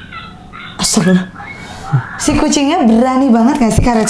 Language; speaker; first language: Indonesian; native; Indonesian